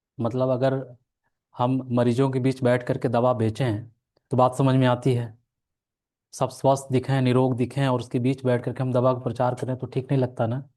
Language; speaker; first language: Hindi; native; Hindi